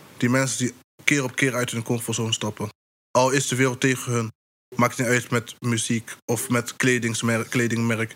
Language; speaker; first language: Dutch; early bilingual, other home language; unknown